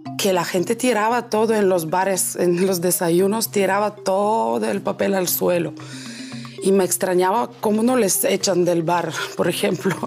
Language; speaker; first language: Spanish; non-native, fluent; Bulgarian